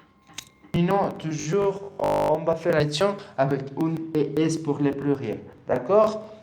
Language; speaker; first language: French; non-native, learner; Spanish